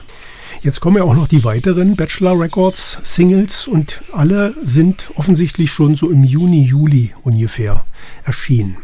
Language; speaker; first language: German; native; German